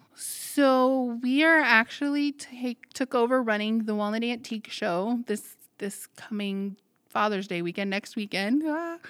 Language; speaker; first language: English; native; English